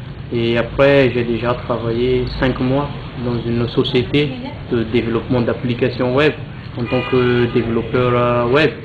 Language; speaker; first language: French; non-native, local second language; Malagasy